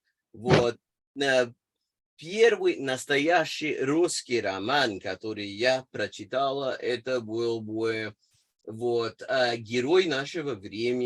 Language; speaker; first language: Russian; non-native, fluent; English